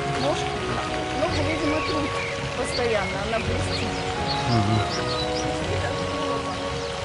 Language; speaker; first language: Russian; native; Russian